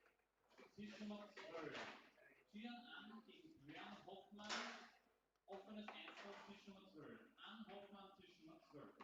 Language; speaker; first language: German; native; German